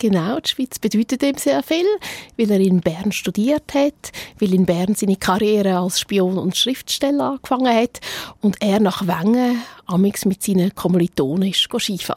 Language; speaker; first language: German; native; German